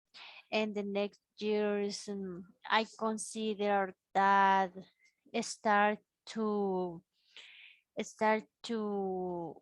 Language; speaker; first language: English; non-native, learner; Spanish